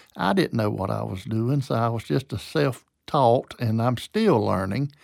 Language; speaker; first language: English; native; English